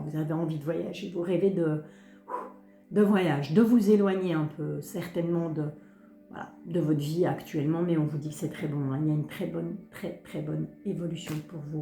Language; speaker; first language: French; native; French